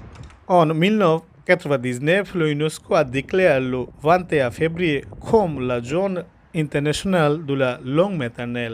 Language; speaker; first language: French; non-native, local second language; Bangla